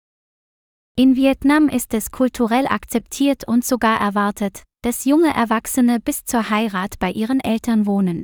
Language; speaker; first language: German; non-native, learner; Vietnamese